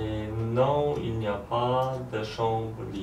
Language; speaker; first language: French; non-native, learner; Polish